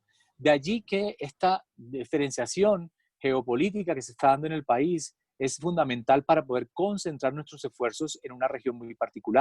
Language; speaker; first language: Spanish; native; Spanish